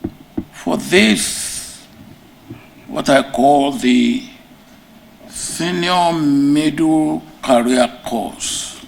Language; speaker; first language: English; non-native, local second language; Yoruba